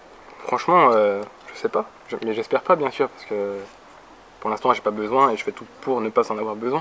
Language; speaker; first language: French; native; French